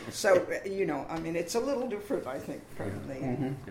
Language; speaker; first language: English; native; English